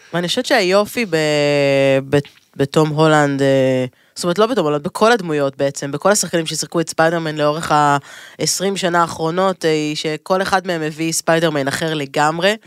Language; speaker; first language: Hebrew; native; Hebrew